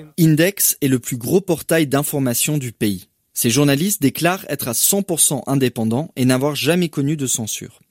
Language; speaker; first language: French; native; French